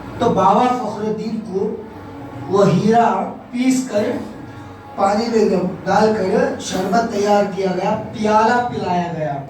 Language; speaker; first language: Urdu; native; Urdu